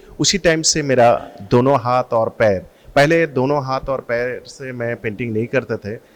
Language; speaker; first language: Hindi; non-native, local second language; Assamese